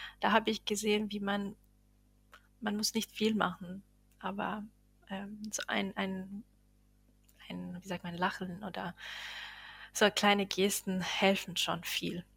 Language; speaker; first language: German; non-native, fluent; Bosnian